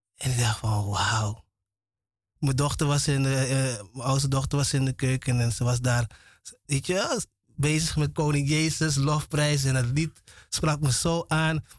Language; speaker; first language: Dutch; native; Dutch